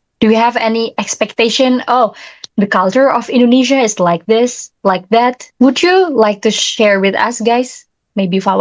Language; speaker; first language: English; non-native, learner; Indonesian